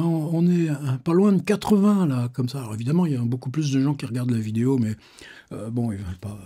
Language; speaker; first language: French; native; French